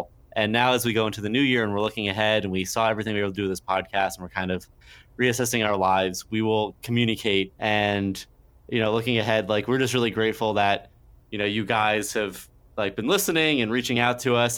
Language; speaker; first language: English; native; English